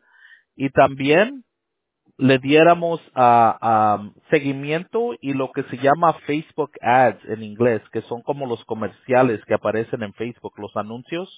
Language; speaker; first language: Spanish; native; Spanish